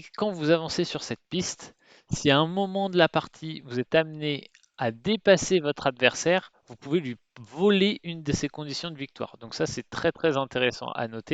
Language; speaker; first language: French; native; French